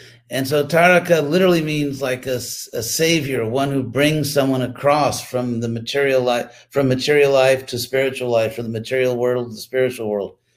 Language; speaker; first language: English; native; English